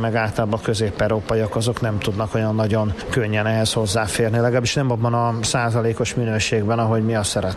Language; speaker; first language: Hungarian; native; Hungarian